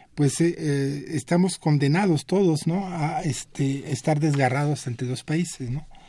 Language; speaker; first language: Spanish; non-native, fluent; French